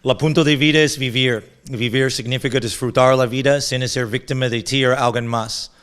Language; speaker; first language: Spanish; non-native, learner; English